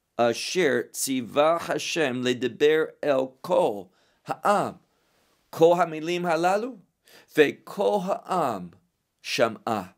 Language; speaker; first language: Hebrew; non-native, fluent; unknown